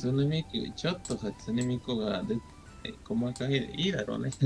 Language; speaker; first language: Japanese; non-native, learner; Spanish